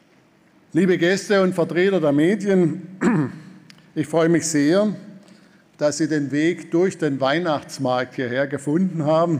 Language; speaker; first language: German; native; German